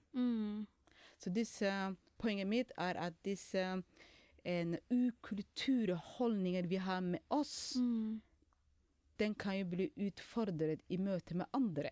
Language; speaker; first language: Norwegian; non-native, fluent; Somali